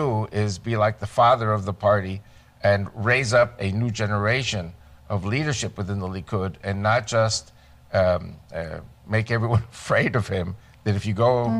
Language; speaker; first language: English; native; English